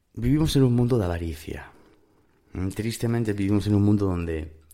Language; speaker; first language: Spanish; native; Spanish